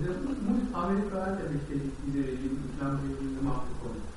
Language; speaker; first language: German; non-native, learner; Persian